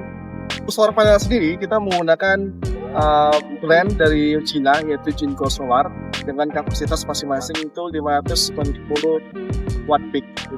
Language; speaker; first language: Indonesian; native; Indonesian